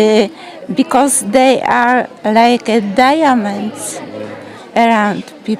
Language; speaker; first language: English; non-native, learner; Polish